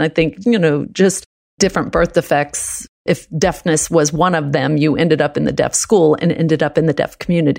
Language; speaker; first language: English; early bilingual, other home language; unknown